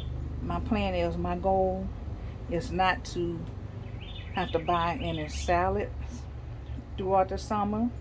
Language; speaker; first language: English; native; English